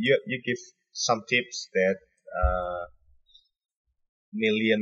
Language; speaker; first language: English; non-native, learner; Indonesian